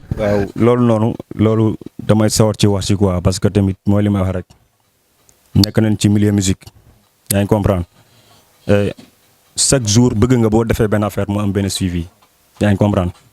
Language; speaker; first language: Wolof; native; Wolof